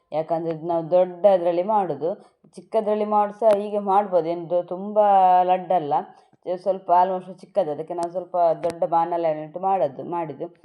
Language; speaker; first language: Kannada; non-native, local second language; Tulu